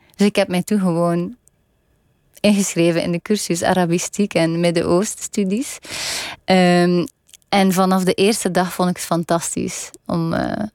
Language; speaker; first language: Dutch; native; Dutch